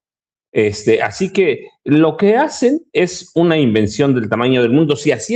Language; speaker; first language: Spanish; native; Spanish